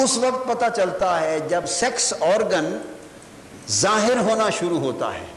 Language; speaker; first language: Urdu; non-native, local second language; Punjabi